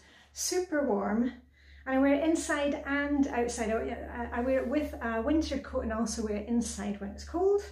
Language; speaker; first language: English; native; English